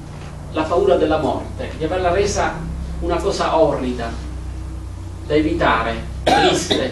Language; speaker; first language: Italian; native; Italian